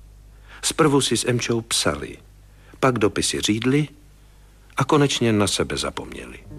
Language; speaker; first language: Czech; native; Czech